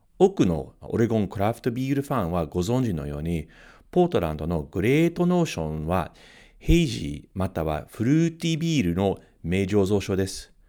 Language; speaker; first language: Japanese; non-native, fluent; English